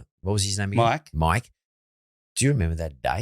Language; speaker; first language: English; native; English